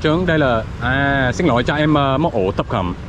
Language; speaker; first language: Vietnamese; non-native, learner; English